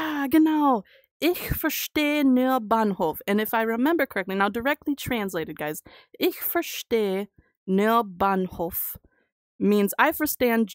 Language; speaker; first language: German; non-native, learner; English